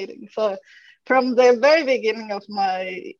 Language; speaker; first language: English; non-native, fluent; Spanish